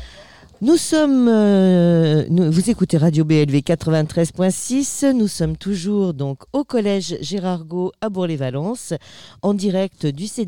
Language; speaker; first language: French; native; French